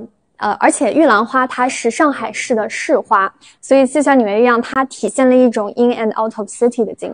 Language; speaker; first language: Chinese; native; Chinese